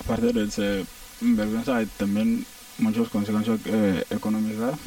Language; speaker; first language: Spanish; non-native, learner; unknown